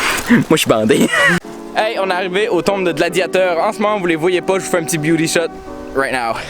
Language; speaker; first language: French; native; French